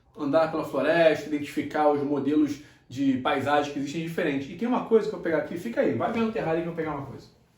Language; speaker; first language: Portuguese; native; Portuguese